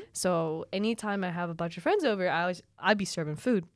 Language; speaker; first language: English; early bilingual, other home language; Filipino